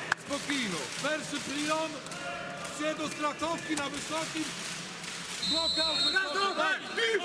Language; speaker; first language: Ukrainian; non-native, learner; Polish